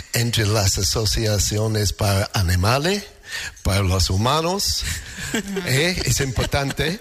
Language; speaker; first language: Spanish; non-native, learner; English